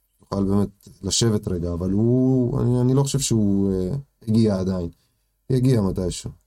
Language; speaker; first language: Hebrew; early bilingual, other home language; Russian